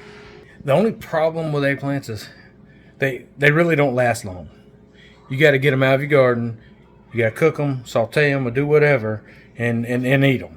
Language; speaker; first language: English; native; English